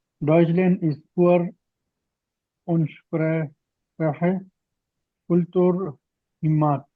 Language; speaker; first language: German; non-native, learner; Urdu